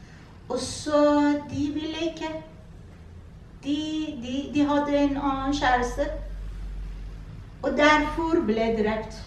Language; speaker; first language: Norwegian; non-native, fluent; Persian